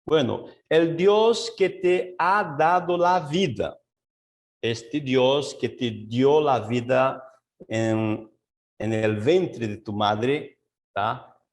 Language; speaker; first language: Spanish; non-native, fluent; Portuguese